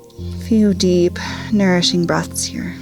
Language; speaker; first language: English; native; English